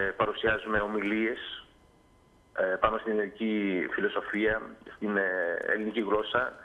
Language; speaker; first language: Greek; native; Greek